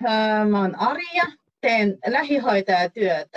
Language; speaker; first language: Finnish; non-native, fluent; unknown